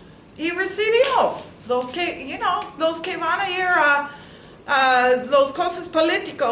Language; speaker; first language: Spanish; non-native, learner; English